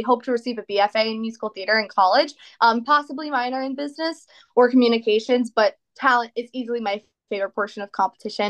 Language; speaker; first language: English; native; English